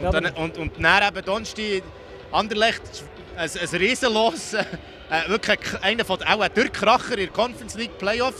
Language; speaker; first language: German; native; German